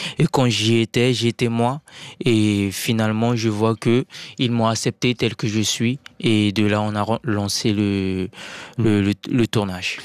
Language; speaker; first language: French; non-native, local second language; Sango